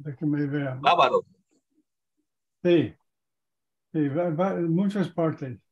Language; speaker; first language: Spanish; non-native, learner; English